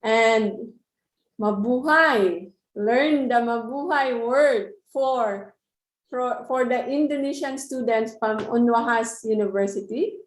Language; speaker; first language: English; non-native, local second language; Filipino